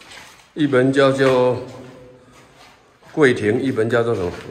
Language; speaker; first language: Chinese; native; Chinese